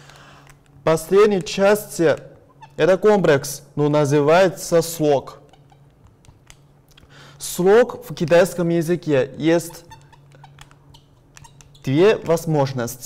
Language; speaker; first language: Russian; non-native, learner; Chinese